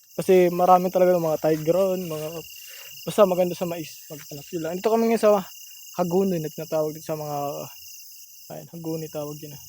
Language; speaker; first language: Filipino; non-native, local second language; Masbatenyo